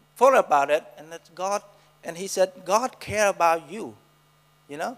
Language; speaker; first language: English; non-native, fluent; Vietnamese